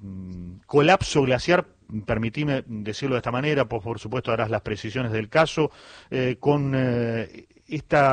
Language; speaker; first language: Spanish; native; Spanish